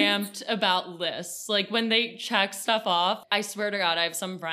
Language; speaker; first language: English; native; English